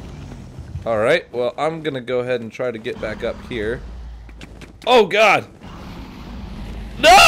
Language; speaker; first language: English; native; English